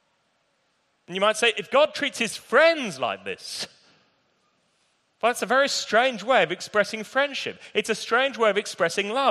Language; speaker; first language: English; native; English